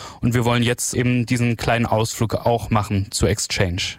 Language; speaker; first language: German; native; German